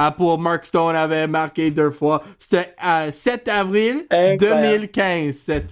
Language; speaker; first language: French; non-native, learner; English